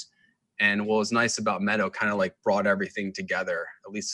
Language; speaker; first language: English; native; English